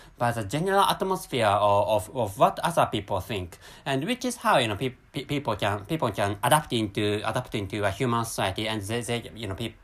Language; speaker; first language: English; non-native, learner; Japanese